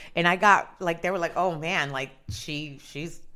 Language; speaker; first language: English; native; English